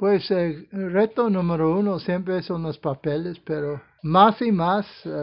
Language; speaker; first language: Spanish; non-native, fluent; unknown